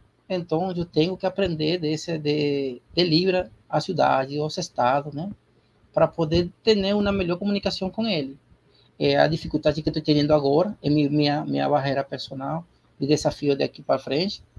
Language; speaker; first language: Portuguese; non-native, learner; Spanish